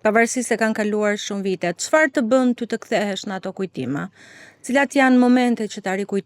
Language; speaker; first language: Albanian; native; Albanian